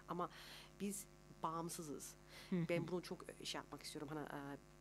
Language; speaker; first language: Turkish; early bilingual, heritage; Turkish